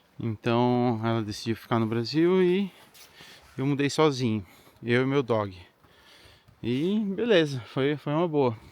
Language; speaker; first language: Portuguese; native; Portuguese